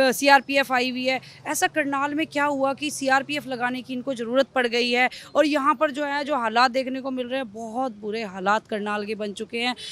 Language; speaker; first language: Hindi; native; Hindi